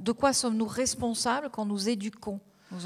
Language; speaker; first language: French; native; French